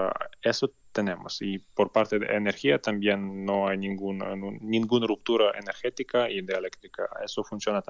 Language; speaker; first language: Spanish; non-native, learner; Ukrainian